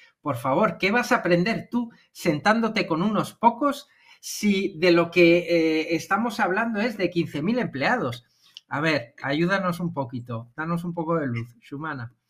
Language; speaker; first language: Spanish; native; Spanish